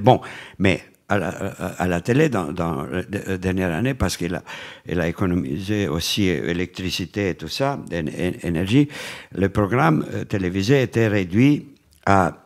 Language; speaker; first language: French; non-native, fluent; Romanian